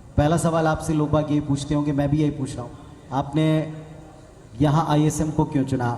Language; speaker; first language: Hindi; native; Hindi